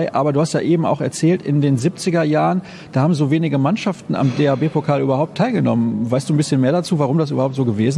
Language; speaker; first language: German; native; German